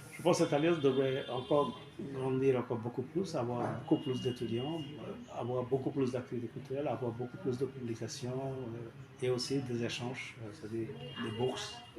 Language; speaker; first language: French; non-native, fluent; Bangla